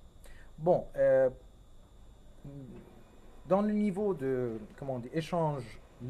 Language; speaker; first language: French; non-native, fluent; Persian